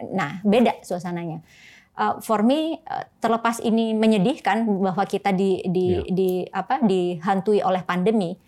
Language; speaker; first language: Indonesian; native; Indonesian